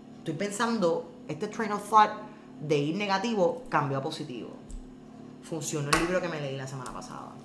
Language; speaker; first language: Spanish; native; Spanish